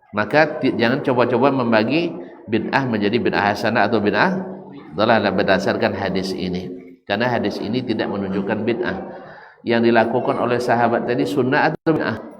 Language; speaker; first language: Malay; native; Malay